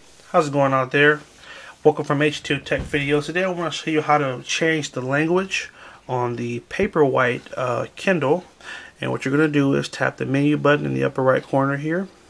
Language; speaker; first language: English; native; English